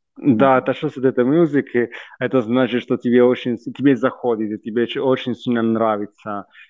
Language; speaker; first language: Russian; non-native, fluent; Italian